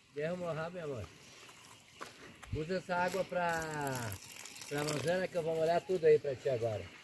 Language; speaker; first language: Spanish; native; Spanish